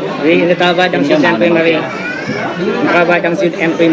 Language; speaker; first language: French; non-native, fluent; Vietnamese